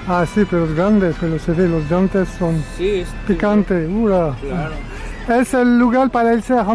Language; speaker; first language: Spanish; non-native, learner; French